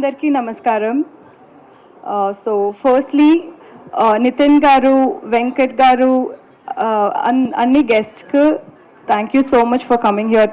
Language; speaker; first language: Telugu; non-native, learner; Tamil